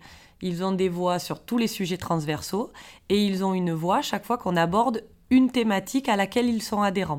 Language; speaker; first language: French; native; French